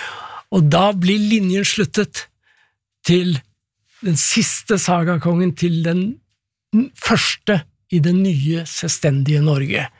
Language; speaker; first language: Norwegian; native; Norwegian